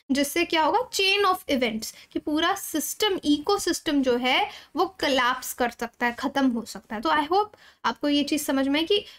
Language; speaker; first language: Hindi; native; Hindi